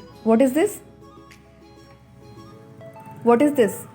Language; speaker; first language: English; non-native, local second language; Hindi